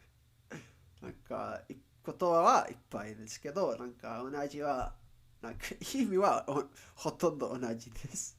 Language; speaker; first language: Japanese; non-native, learner; Spanish